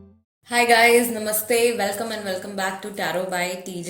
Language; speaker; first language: Hindi; native; Hindi